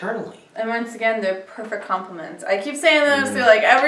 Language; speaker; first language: English; native; English